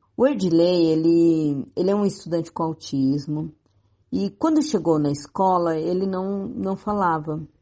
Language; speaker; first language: Portuguese; native; Portuguese